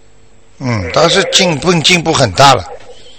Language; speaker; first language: Chinese; native; Chinese